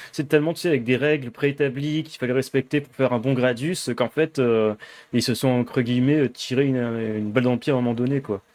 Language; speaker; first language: French; native; French